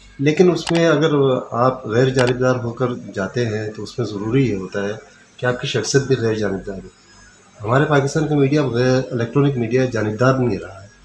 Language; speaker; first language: Urdu; non-native, local second language; Pashto